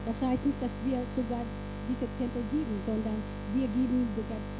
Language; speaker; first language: German; non-native, fluent; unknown